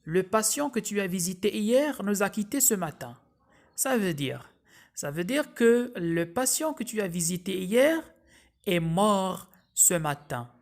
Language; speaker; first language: French; non-native, local second language; Arabic